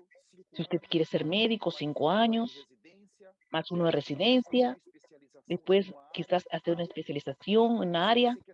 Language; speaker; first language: Spanish; non-native, fluent; Portuguese